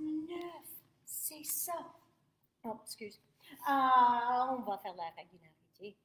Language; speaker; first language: French; non-native, fluent; English